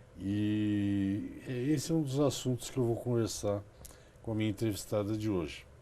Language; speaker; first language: Portuguese; native; Portuguese